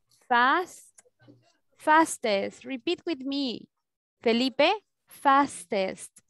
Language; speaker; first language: English; non-native, learner; Spanish